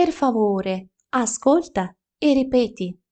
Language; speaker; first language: Italian; non-native, fluent; Ukrainian